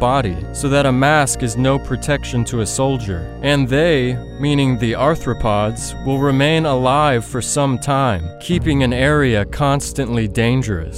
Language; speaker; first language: English; native; English